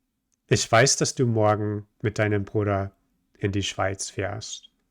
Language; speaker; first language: German; non-native, fluent; English